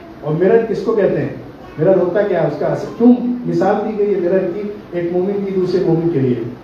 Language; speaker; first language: Urdu; native; Urdu